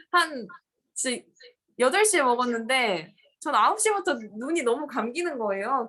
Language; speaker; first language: Korean; native; Korean